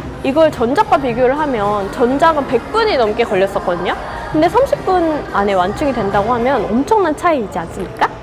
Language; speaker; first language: Korean; native; Korean